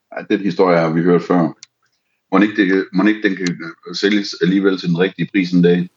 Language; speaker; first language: Danish; native; Danish